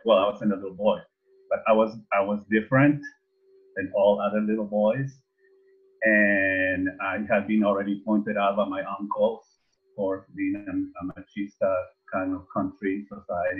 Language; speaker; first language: English; non-native, fluent; Spanish